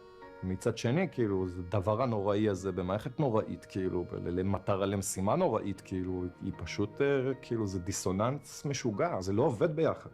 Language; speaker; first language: Hebrew; native; Hebrew